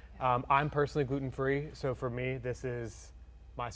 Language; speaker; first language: English; native; English